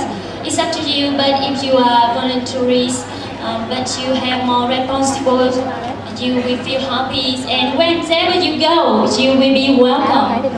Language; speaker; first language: English; non-native, learner; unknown